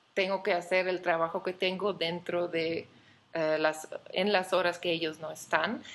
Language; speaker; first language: Spanish; non-native, fluent; Dutch